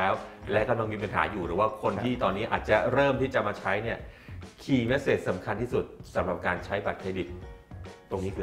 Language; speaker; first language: Thai; native; Thai